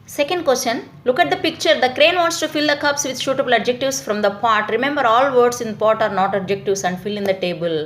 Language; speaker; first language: English; non-native, local second language; Telugu